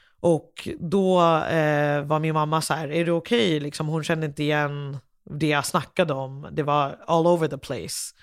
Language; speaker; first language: Swedish; early bilingual, other home language; English